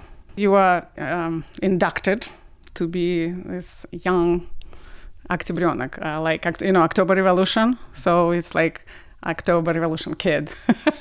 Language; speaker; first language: English; non-native, fluent; Russian